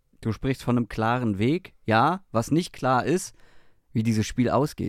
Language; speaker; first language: German; native; German